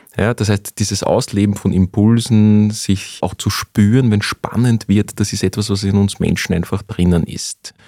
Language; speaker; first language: German; native; German